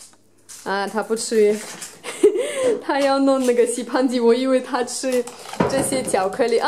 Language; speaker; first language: Chinese; non-native, fluent; Russian